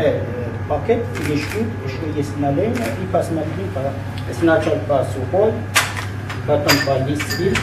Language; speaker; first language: Russian; non-native, learner; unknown